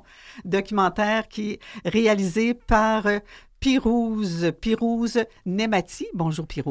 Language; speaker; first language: French; native; French